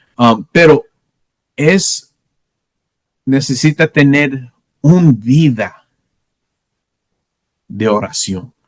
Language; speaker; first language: Spanish; non-native, learner; English